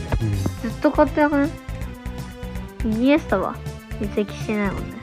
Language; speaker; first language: Japanese; native; Japanese